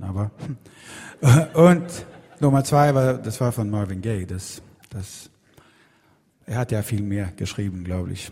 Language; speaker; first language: German; non-native, fluent; Swedish